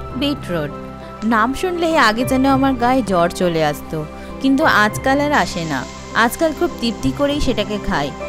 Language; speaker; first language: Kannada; non-native, learner; Bangla